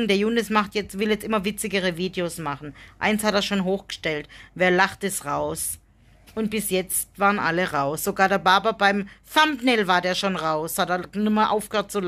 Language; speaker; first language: German; native; German